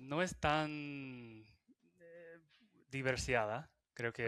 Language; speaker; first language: Spanish; non-native, fluent; English